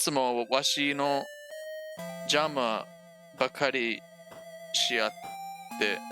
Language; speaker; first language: Japanese; non-native, learner; English